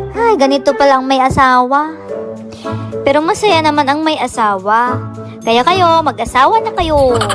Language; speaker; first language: Filipino; non-native, local second language; Iloko